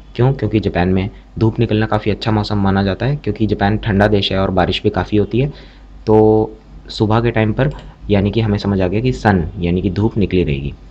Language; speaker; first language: Hindi; native; Hindi